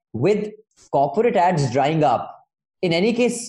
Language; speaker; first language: English; non-native, local second language; Hindi